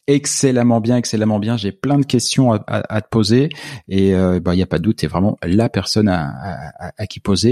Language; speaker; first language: French; native; French